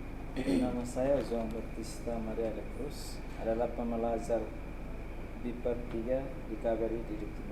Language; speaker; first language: Indonesian; non-native, learner; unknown